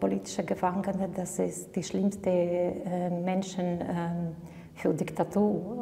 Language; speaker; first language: German; non-native, learner; Belarusian